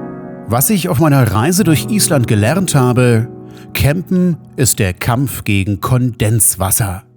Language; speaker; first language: German; native; German